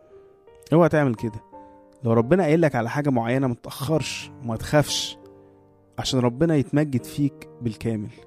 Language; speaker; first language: Arabic; native; Arabic